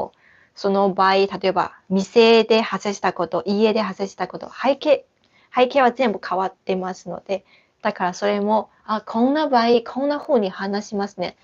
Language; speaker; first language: Japanese; non-native, fluent; Chinese